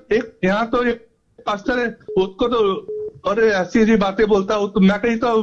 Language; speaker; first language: Hindi; native; Hindi